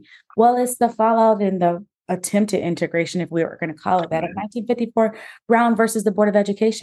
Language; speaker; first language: English; native; English